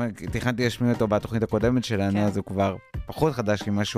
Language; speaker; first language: Hebrew; native; Hebrew